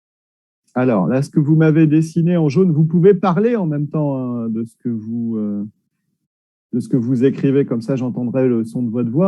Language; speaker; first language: French; native; French